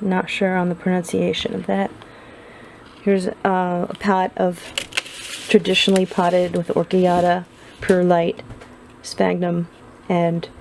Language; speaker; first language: English; native; English